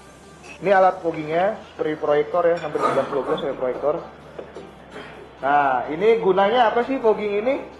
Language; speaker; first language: Malay; native; Malay